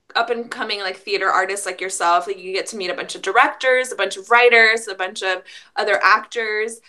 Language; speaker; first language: English; early bilingual, other home language; Spanish